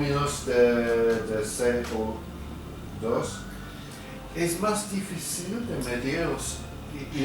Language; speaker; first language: Spanish; non-native, fluent; English